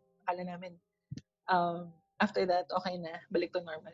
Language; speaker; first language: English; non-native, local second language; Filipino